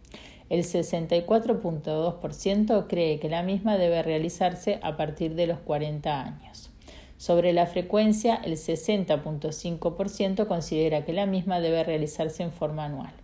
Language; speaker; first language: Spanish; native; Spanish